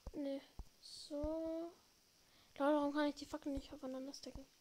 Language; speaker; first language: German; native; German